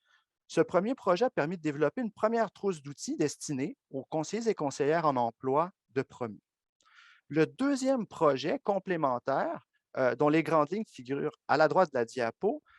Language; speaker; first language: French; native; French